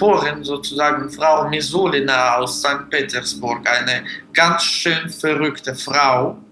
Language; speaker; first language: German; non-native, fluent; Russian